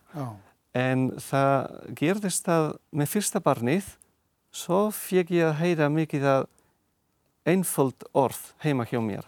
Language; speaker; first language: Icelandic; non-native, fluent; Catalan